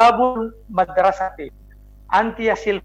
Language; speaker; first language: Arabic; non-native, fluent; Indonesian